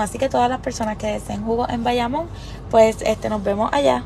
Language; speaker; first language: Spanish; native; Spanish